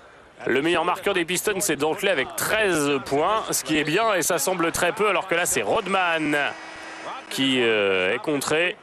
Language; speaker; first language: French; native; French